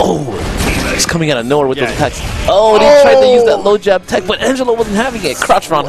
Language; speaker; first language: English; native; English